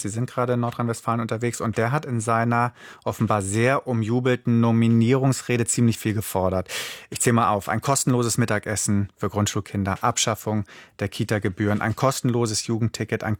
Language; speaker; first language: German; native; German